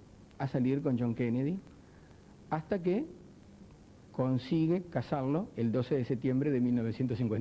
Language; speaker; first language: Spanish; native; Spanish